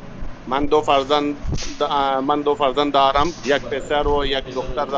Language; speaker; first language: Persian; non-native, learner; Urdu